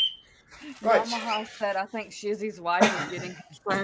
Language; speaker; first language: English; native; English